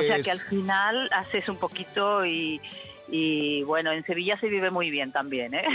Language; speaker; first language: Spanish; native; Spanish